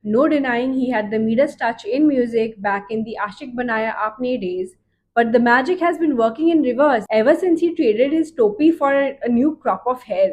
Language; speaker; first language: English; non-native, local second language; Hindi